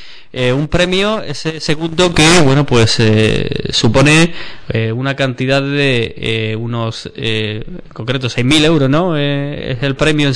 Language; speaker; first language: Spanish; native; Spanish